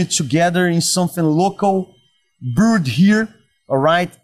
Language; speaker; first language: English; non-native, fluent; Portuguese